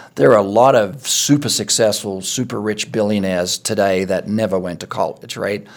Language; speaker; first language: English; native; English